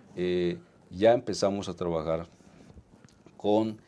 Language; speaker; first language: Spanish; native; Spanish